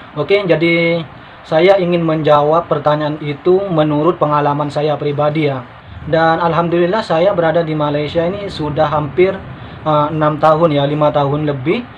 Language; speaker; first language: Indonesian; native; Indonesian